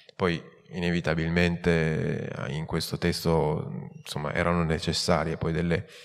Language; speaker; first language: Italian; native; Italian